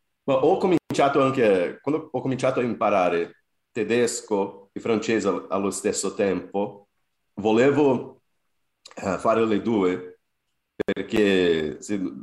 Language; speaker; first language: Italian; non-native, fluent; Portuguese